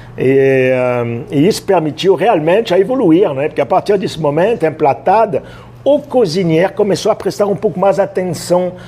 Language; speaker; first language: Portuguese; non-native, fluent; French